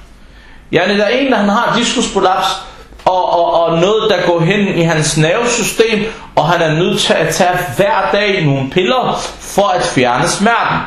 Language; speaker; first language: Danish; non-native, fluent; Arabic